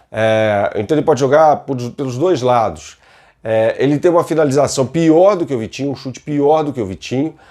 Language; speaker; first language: Portuguese; native; Portuguese